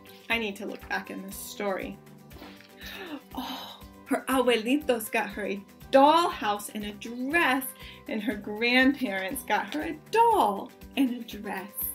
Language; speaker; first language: English; native; English